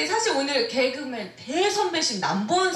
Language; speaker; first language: Korean; native; Korean